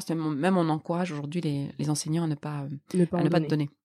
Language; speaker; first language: French; native; French